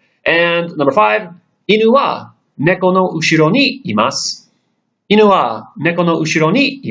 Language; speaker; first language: Japanese; non-native, fluent; English